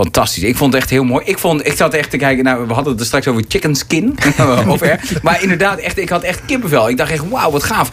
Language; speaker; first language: Dutch; native; Dutch